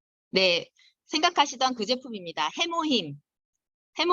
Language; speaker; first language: Korean; native; Korean